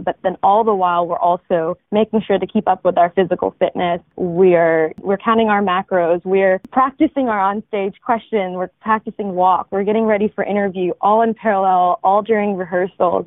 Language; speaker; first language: English; early bilingual, other home language; Bangla